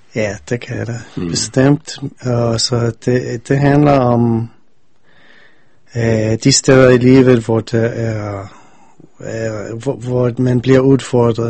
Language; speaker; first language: Danish; non-native, fluent; English